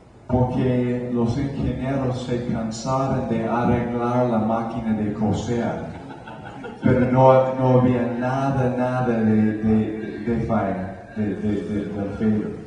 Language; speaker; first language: Spanish; non-native, fluent; English